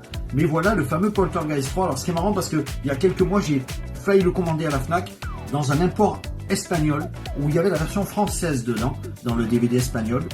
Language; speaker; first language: French; native; French